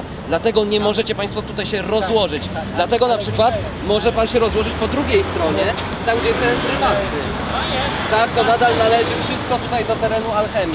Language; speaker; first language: Polish; native; Polish